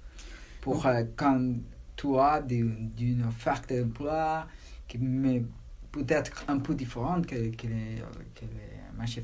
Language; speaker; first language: French; non-native, learner; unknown